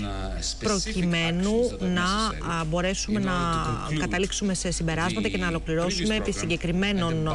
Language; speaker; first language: Greek; native; Greek